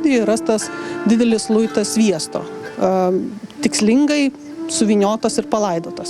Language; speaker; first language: Lithuanian; native; Lithuanian